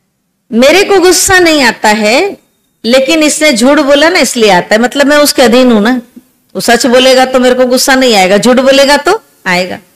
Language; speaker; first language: Hindi; native; Hindi